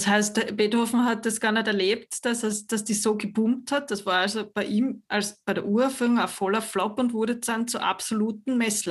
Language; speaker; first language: German; native; German